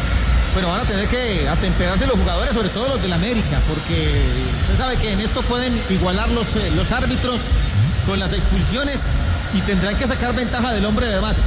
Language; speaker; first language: Spanish; native; Spanish